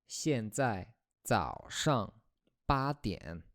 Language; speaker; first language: Chinese; non-native, fluent; Polish